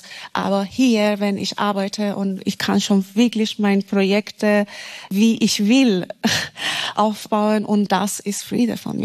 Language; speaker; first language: German; non-native, fluent; Persian